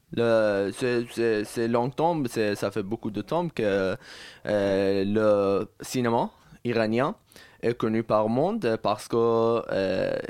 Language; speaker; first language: French; non-native, fluent; Persian